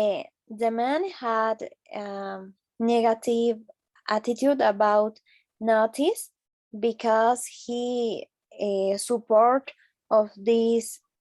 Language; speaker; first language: English; non-native, learner; Spanish